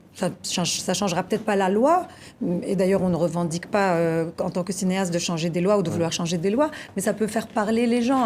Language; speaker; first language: French; non-native, local second language; Arabic